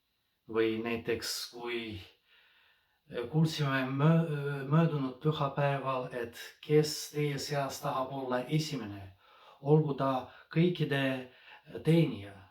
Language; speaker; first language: Estonian; non-native, fluent; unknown